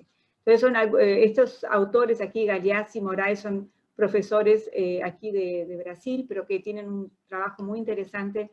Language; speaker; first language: Spanish; non-native, fluent; Portuguese